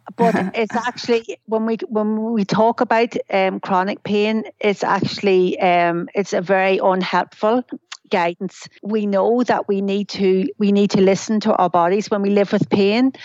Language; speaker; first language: English; native; English